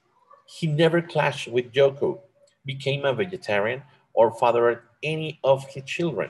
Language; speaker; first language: English; non-native, learner; Spanish